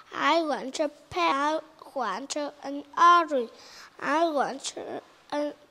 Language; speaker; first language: English; non-native, learner; Vietnamese